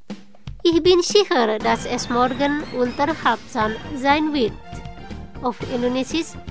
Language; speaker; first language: German; non-native, learner; Indonesian